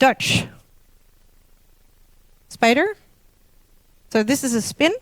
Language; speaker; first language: English; non-native, fluent; Dutch